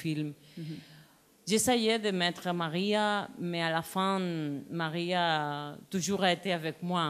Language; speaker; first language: French; non-native, learner; Spanish